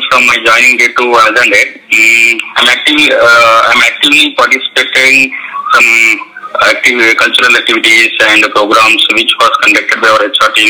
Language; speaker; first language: English; non-native, local second language; Urdu